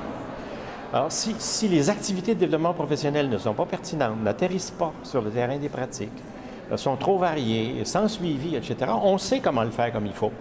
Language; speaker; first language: French; native; French